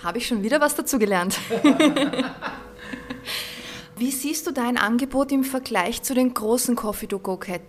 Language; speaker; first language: German; native; German